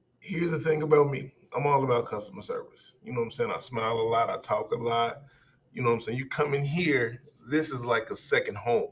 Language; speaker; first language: English; native; English